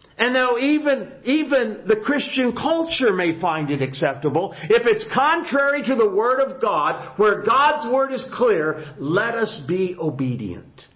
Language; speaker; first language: English; native; English